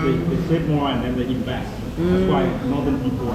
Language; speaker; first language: English; non-native, fluent; Vietnamese